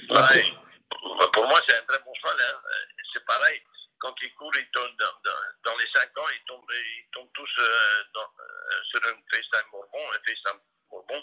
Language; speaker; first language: French; non-native, local second language; Dutch